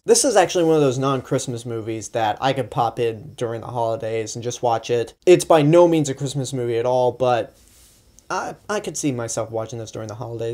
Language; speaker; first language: English; native; English